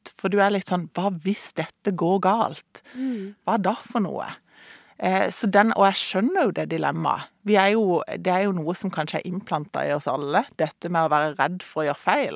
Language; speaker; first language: Norwegian; native; Norwegian